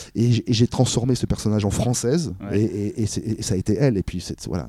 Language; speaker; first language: French; native; French